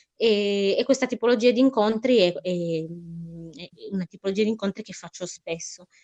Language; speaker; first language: Italian; early bilingual, other home language; Arabic